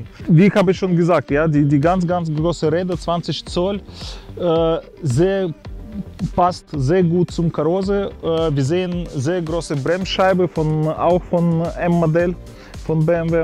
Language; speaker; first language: German; non-native, fluent; Russian